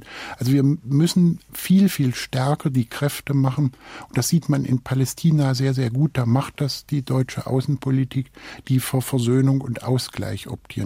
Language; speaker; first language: German; native; German